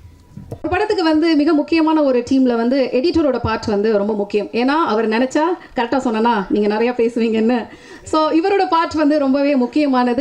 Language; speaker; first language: Tamil; native; Tamil